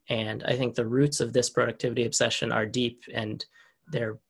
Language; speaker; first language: English; native; English